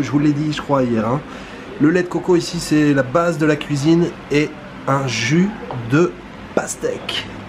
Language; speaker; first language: French; native; French